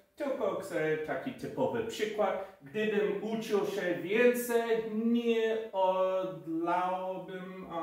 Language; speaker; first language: Polish; non-native, learner; English